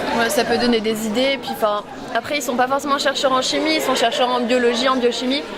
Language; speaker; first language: French; native; French